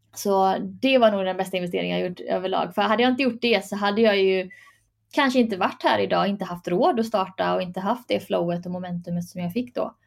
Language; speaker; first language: Swedish; early bilingual, other home language; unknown